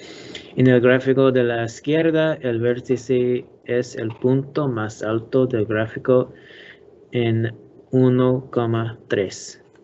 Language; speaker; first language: Spanish; non-native, learner; English